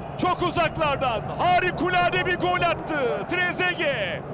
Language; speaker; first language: Turkish; native; Turkish